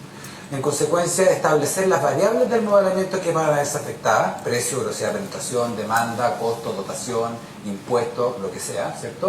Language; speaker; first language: Spanish; native; Spanish